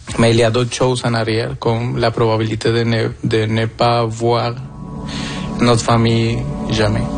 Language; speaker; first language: French; non-native, fluent; Spanish